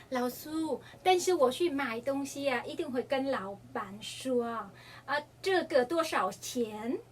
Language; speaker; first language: Chinese; non-native, fluent; Vietnamese